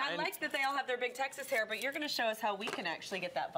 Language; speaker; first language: English; native; English